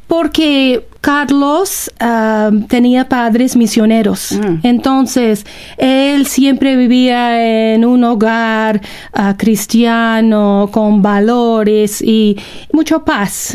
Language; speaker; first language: Spanish; non-native, fluent; English